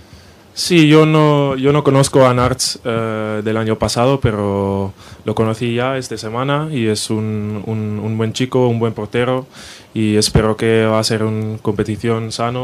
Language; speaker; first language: Spanish; non-native, fluent; Dutch